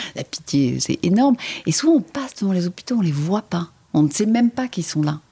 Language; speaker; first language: French; native; French